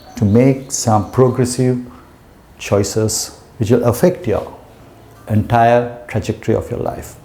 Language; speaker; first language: English; non-native, local second language; Sinhala